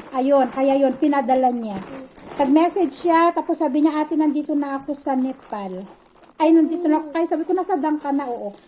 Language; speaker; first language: Filipino; native; Filipino